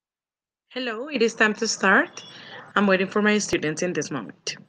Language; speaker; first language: English; non-native, fluent; Spanish